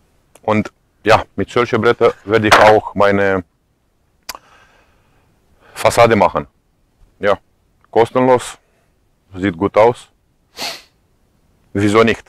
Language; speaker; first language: German; non-native, fluent; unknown